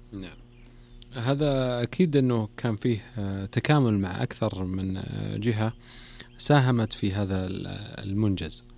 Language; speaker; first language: Arabic; native; Arabic